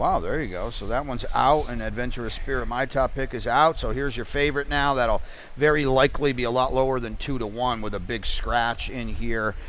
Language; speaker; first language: English; native; English